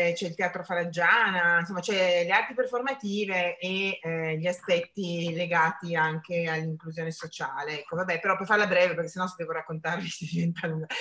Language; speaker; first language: Italian; native; Italian